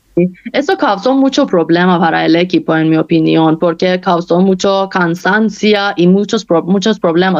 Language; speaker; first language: Spanish; non-native, local second language; Persian